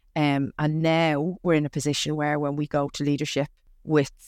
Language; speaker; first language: English; native; English